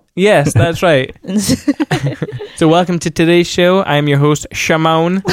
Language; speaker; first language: English; native; English